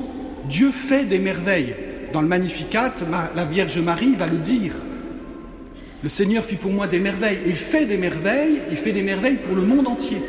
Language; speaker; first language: French; native; French